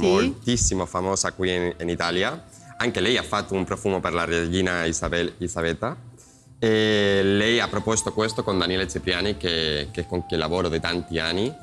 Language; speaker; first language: Italian; non-native, learner; Spanish